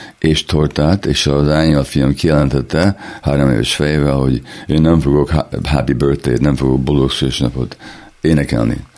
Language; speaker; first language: Hungarian; native; Hungarian